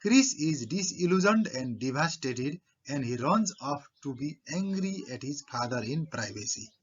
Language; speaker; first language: English; non-native, local second language; Nepali